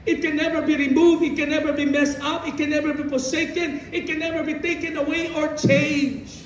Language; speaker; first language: English; non-native, local second language; Filipino